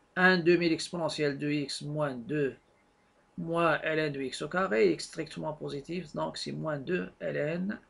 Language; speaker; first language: French; non-native, local second language; Arabic